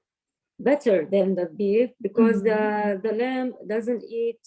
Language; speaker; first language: English; non-native, learner; Arabic